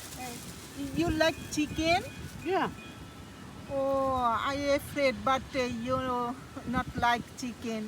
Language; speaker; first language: English; non-native, learner; Bangla